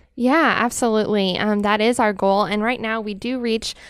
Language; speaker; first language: English; native; English